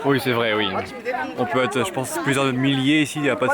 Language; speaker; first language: French; native; French